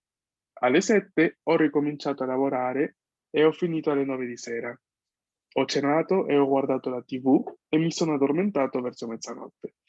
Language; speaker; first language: Italian; non-native, fluent; Spanish